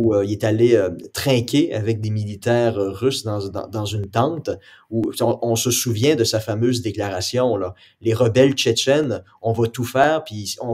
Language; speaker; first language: French; native; French